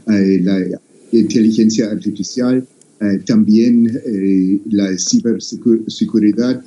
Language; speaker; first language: Spanish; non-native, fluent; English